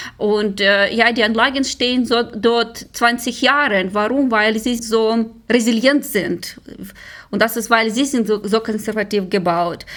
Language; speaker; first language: German; non-native, fluent; Ukrainian